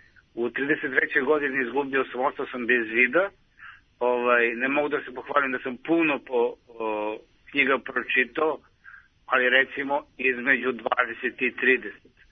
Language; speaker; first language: Serbian; native; Serbian